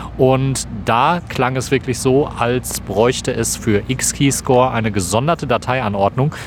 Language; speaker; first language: German; native; German